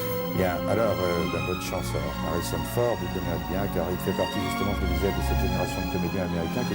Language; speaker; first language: French; native; French